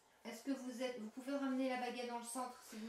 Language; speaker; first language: French; native; French